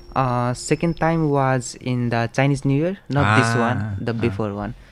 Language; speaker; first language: English; non-native, local second language; Nepali